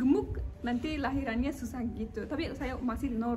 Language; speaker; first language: Indonesian; non-native, learner; Turkish